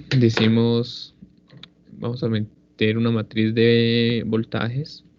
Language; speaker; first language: Spanish; native; Spanish